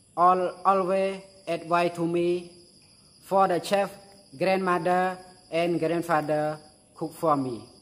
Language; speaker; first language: English; non-native, learner; Khmer